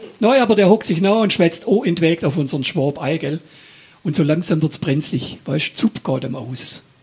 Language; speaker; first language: German; native; German